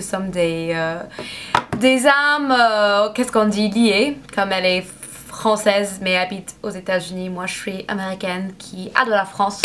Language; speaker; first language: French; non-native, learner; English